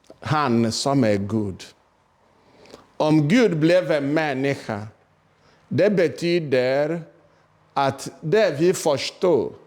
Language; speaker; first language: Swedish; non-native, fluent; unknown